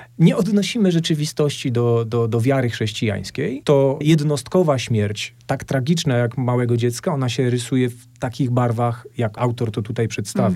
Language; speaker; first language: Polish; native; Polish